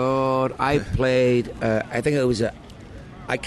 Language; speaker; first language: English; native; English